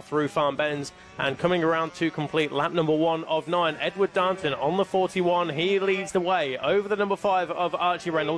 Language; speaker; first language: English; native; English